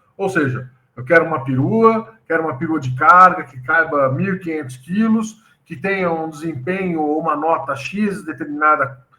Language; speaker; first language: Portuguese; native; Portuguese